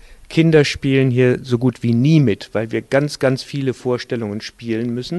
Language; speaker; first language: German; native; German